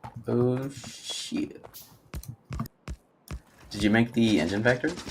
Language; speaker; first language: English; native; English